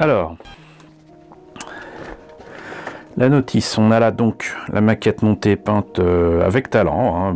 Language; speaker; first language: French; native; French